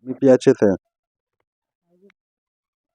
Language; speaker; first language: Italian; non-native, learner; Urdu